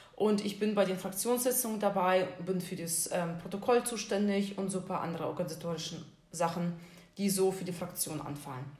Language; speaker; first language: German; non-native, fluent; Russian